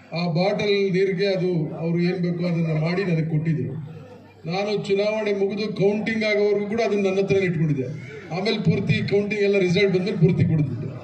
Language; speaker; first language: Kannada; native; Kannada